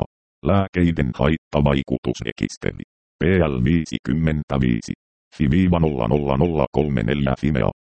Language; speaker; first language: Finnish; native; Finnish